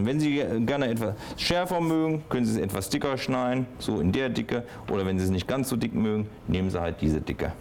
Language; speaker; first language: German; native; German